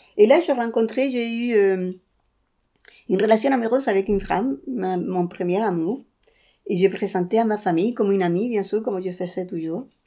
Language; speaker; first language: French; non-native, fluent; Spanish